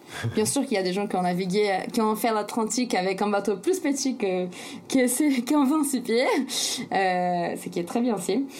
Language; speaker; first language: French; non-native, fluent; Portuguese